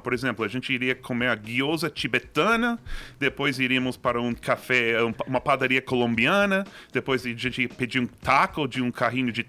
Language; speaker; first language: Portuguese; non-native, fluent; English